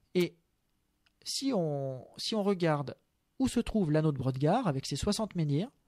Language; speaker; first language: French; native; French